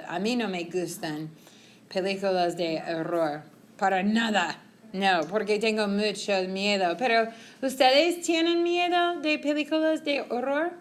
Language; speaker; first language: Spanish; non-native, fluent; English